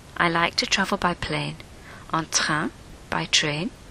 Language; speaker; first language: English; native; English